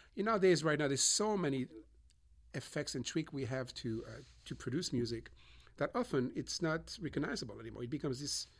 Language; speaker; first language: English; non-native, fluent; French